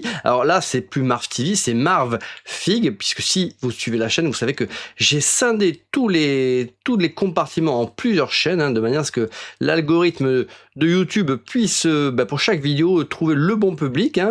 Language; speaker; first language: French; native; French